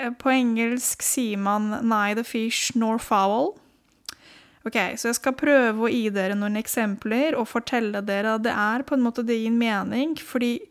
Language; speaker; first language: Norwegian; non-native, fluent; Spanish